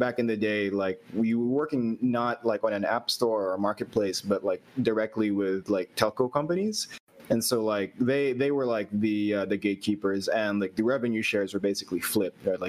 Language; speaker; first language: English; non-native, local second language; Filipino